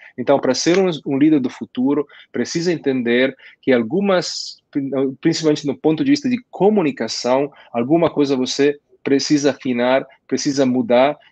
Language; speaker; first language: Portuguese; non-native, fluent; Italian